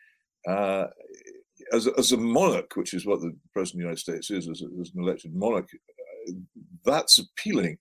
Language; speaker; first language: English; native; English